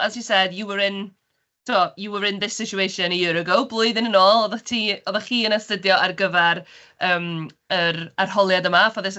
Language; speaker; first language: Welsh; native; Welsh